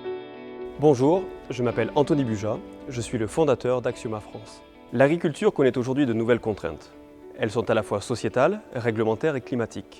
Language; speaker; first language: French; native; French